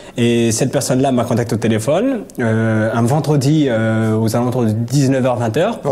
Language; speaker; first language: French; native; French